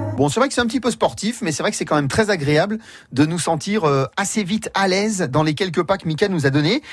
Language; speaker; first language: French; native; French